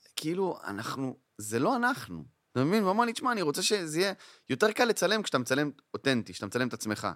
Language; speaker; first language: Hebrew; native; Hebrew